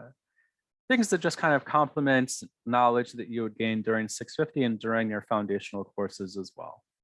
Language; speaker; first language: English; native; English